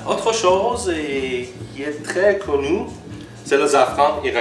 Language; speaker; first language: French; non-native, learner; Persian